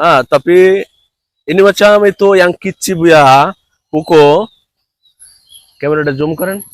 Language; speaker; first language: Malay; non-native, learner; Bangla